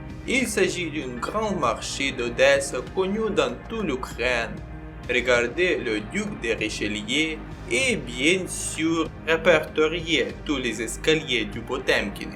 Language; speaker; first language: French; non-native, learner; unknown